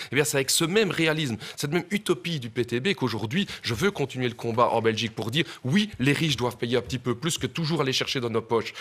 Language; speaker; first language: French; native; French